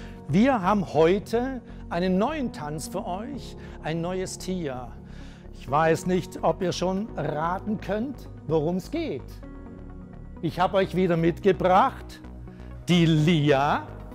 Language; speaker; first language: German; native; German